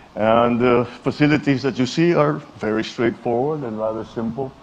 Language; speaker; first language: English; non-native, local second language; Filipino